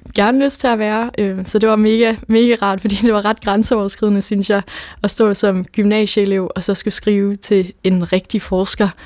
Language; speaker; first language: Danish; native; Danish